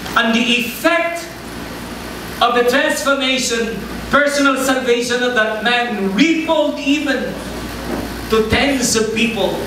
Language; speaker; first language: English; non-native, local second language; Cebuano